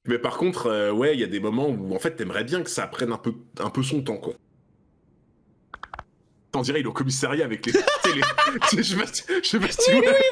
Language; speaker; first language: French; native; French